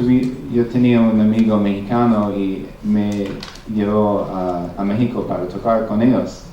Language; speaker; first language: Spanish; non-native, fluent; English